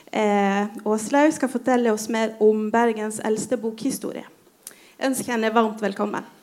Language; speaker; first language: Norwegian; native; Norwegian